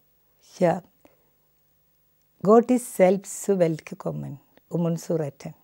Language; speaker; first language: German; non-native, fluent; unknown